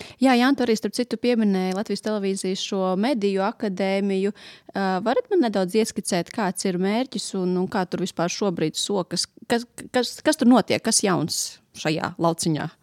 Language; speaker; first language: Latvian; native; Latvian